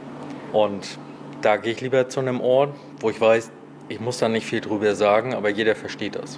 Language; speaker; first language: German; native; German